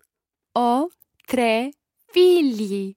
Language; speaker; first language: Italian; non-native, learner; English